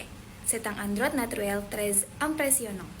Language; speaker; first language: French; non-native, learner; Indonesian